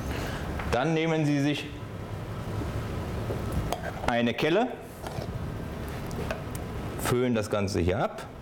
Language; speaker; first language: German; native; German